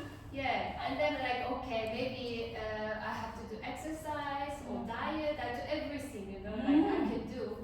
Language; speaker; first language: English; non-native, learner; Korean